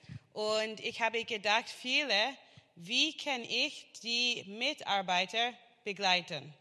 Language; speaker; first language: German; non-native, learner; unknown